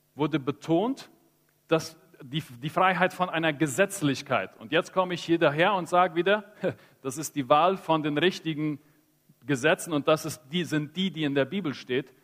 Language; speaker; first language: German; early bilingual, heritage; Spanish